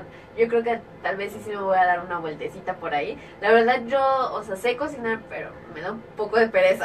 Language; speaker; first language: Spanish; native; Spanish